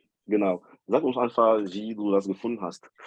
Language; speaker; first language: German; non-native, fluent; French